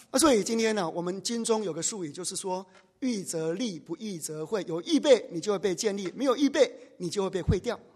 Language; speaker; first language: Chinese; native; Chinese